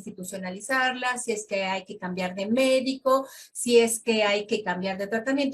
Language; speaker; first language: Spanish; native; Spanish